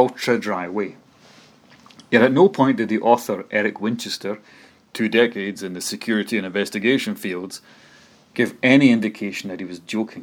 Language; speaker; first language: English; native; English